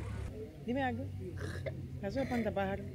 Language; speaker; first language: Spanish; non-native, learner; Filipino